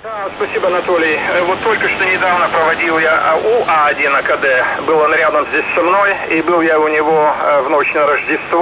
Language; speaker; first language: Russian; native; Russian